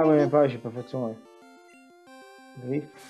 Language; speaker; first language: French; native; French